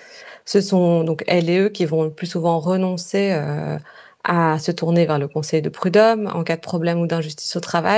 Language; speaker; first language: French; native; French